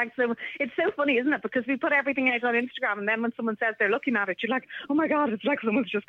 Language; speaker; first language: English; native; English